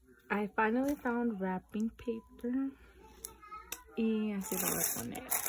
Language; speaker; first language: Spanish; early bilingual, heritage; Spanish